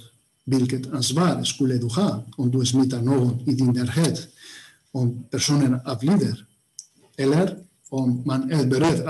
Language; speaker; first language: Swedish; non-native, fluent; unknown